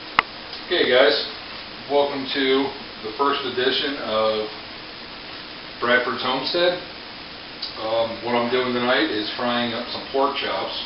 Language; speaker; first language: English; native; English